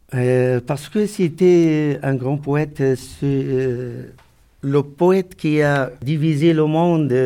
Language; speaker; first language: French; non-native, local second language; Arabic